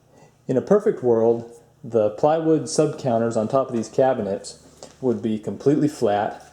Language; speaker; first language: English; native; English